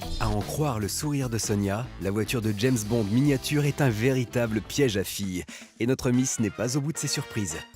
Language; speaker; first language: French; native; French